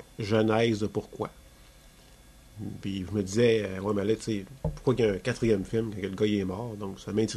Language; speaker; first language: French; native; French